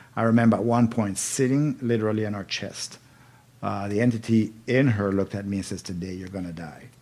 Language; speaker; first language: English; native; English